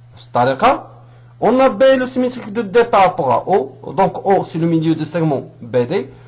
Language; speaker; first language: French; non-native, local second language; Arabic